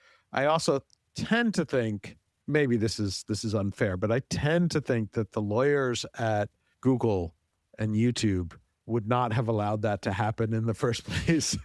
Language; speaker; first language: English; native; English